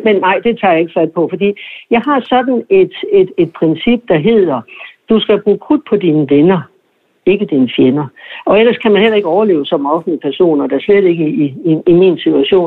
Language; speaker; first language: Danish; native; Danish